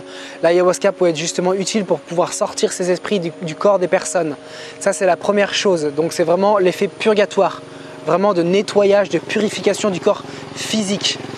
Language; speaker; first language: French; native; French